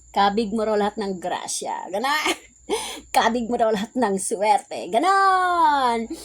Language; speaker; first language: Filipino; non-native, local second language; Cebuano